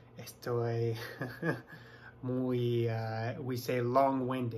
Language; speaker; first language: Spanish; non-native, fluent; English